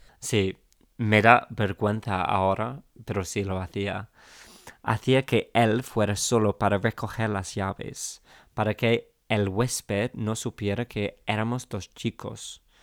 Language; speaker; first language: Spanish; non-native, fluent; English